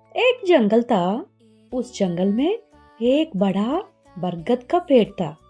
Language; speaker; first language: Hindi; non-native, learner; Telugu